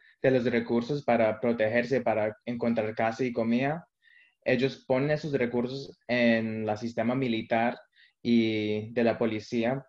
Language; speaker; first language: Spanish; early bilingual, heritage; Spanish